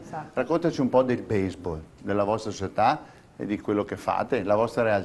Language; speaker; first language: Italian; native; Italian